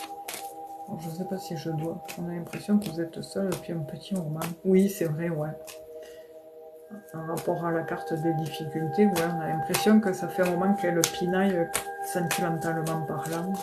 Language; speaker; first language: French; native; French